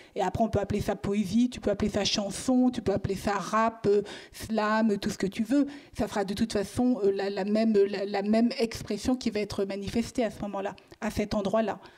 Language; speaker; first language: French; native; French